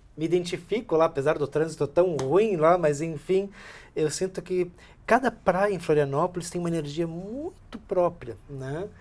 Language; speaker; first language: Portuguese; early bilingual, other home language; Spanish